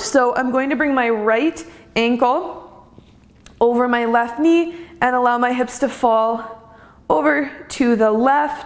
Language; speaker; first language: English; native; English